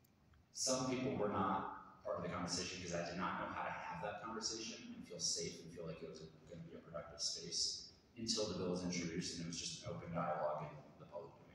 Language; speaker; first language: English; native; English